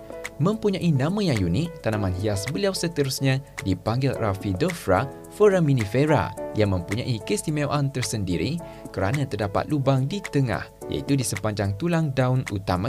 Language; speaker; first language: Malay; native; Malay